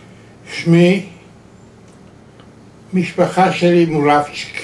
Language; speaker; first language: Hebrew; non-native, fluent; Yiddish